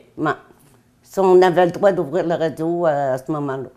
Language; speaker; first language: French; native; French